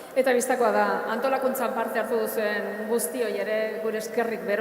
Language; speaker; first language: Basque; native; Basque